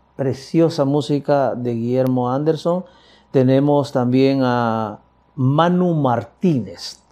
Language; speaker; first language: Spanish; native; Spanish